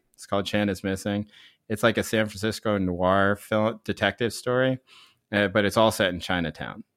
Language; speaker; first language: English; early bilingual, other home language; Korean